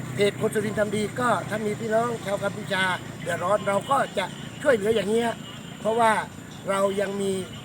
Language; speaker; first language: Thai; native; Thai